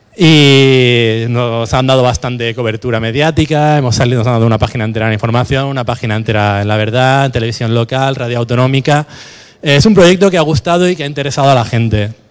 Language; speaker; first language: Spanish; native; Spanish